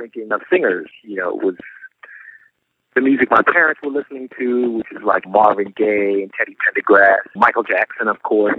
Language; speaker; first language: English; native; English